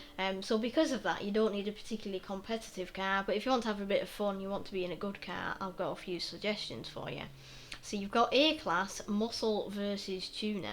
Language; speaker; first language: English; native; English